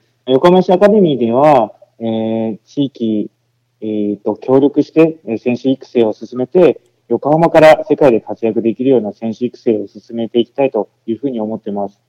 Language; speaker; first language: Japanese; native; Japanese